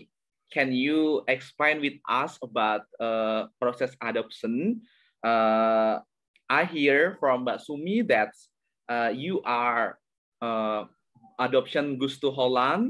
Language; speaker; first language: English; non-native, learner; Indonesian